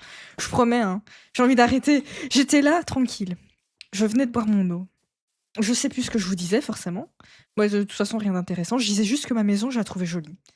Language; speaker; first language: French; native; French